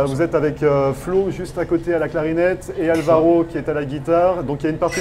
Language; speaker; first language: French; native; French